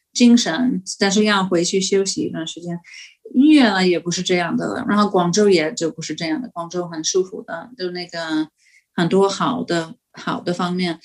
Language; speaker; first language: Chinese; non-native, fluent; English